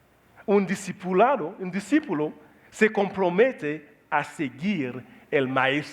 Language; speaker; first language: Spanish; non-native, learner; Haitian Creole